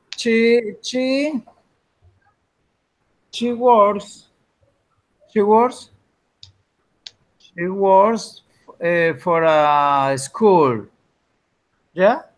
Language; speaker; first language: English; non-native, learner; Spanish